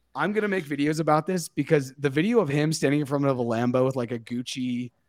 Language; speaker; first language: English; native; English